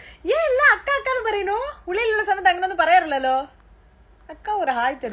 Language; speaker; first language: Malayalam; early bilingual, heritage; Malayalam